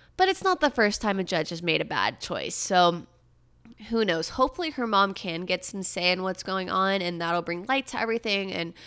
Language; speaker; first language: English; native; English